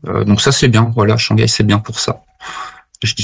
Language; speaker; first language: French; native; French